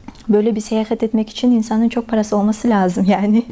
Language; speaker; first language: Turkish; non-native, fluent; Kyrgyz